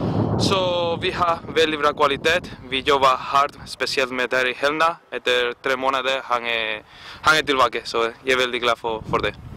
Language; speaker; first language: Norwegian; non-native, learner; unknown